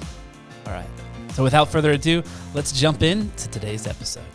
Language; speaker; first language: English; native; English